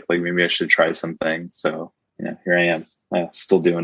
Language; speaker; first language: English; native; English